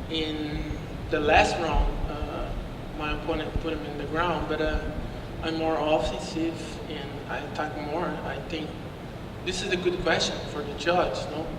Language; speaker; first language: English; non-native, learner; Portuguese